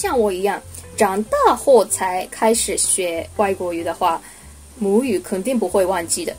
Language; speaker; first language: Chinese; non-native, fluent; Japanese